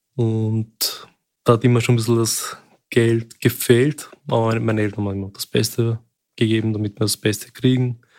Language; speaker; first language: German; early bilingual, other home language; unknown